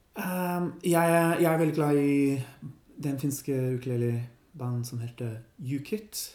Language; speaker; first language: Norwegian; non-native, learner; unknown